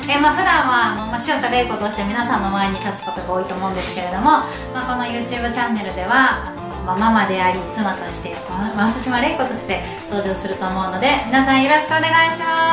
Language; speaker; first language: Japanese; native; Japanese